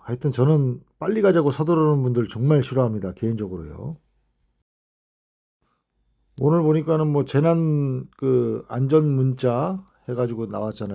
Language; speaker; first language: Korean; native; Korean